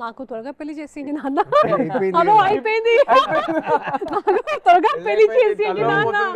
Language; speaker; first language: Telugu; non-native, fluent; Hindi